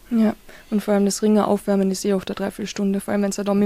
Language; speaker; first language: German; native; German